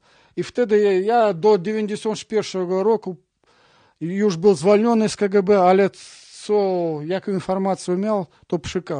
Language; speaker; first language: Polish; non-native, learner; Russian